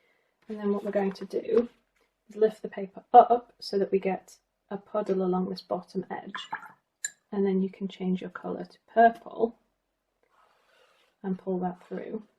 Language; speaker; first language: English; native; English